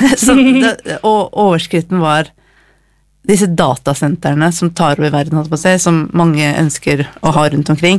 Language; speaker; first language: Norwegian; early bilingual, other home language; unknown